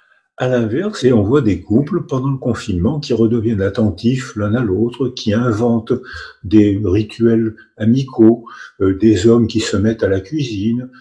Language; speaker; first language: French; native; French